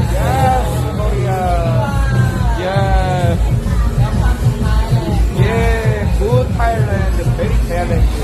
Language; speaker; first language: English; non-native, learner; Korean